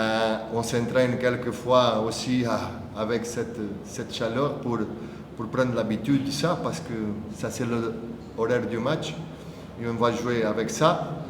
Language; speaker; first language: French; non-native, fluent; Portuguese